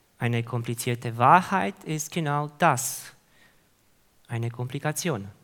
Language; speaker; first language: German; non-native, fluent; Hungarian